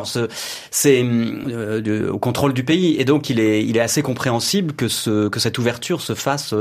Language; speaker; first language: French; native; French